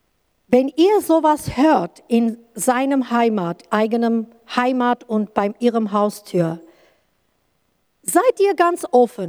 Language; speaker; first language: German; non-native, learner; Kurdish